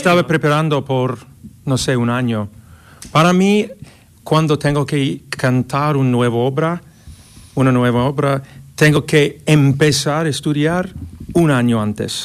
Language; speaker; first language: Spanish; non-native, fluent; English